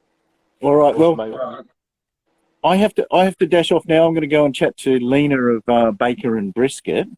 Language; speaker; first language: English; native; English